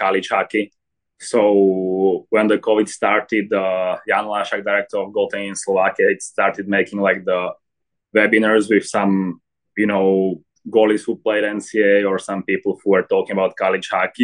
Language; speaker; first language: English; non-native, fluent; Slovak